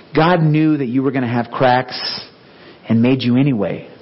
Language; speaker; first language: English; native; English